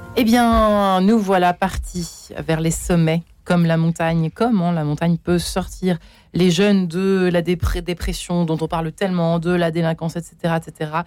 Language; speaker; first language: French; native; French